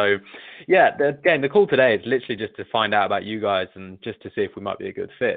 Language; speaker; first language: English; native; English